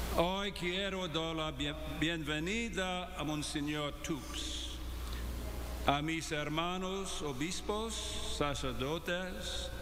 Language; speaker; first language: Spanish; non-native, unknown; English